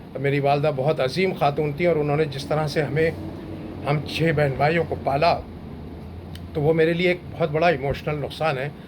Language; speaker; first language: Urdu; native; Urdu